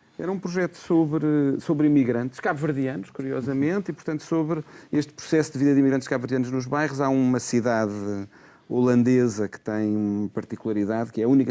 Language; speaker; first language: Portuguese; native; Portuguese